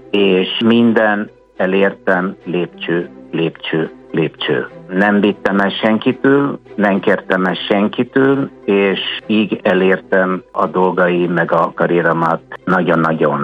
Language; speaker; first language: Hungarian; non-native, fluent; Italian